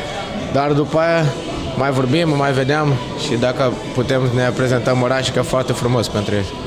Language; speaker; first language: Romanian; non-native, learner; Portuguese